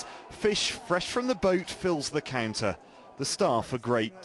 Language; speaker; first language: English; native; English